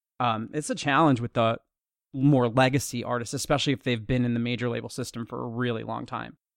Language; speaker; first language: English; native; English